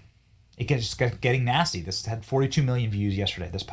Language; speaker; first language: English; native; English